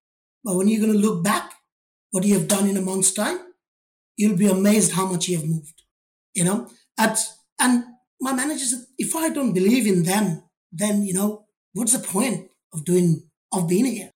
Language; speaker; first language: English; non-native, local second language; Bangla